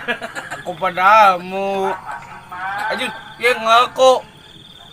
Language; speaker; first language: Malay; non-native, local second language; Sundanese